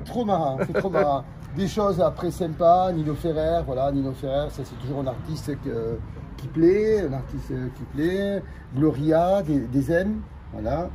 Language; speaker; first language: French; native; French